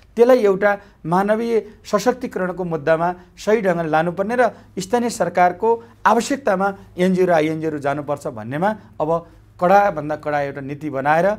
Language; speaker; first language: Nepali; native; Nepali